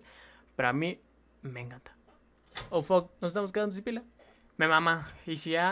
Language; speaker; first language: Spanish; native; Spanish